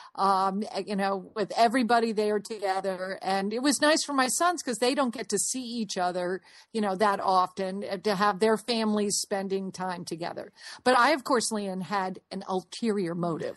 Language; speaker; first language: English; native; English